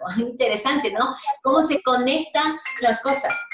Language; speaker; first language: Spanish; native; Spanish